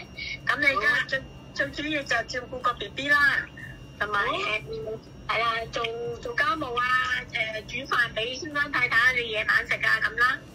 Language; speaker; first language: Cantonese; native; Cantonese